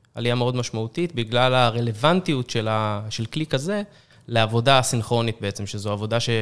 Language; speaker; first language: Hebrew; native; Hebrew